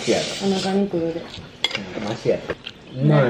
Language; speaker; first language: Japanese; native; Japanese